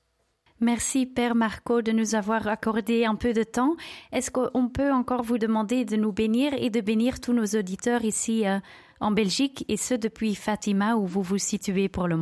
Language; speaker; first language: French; non-native, local second language; Dutch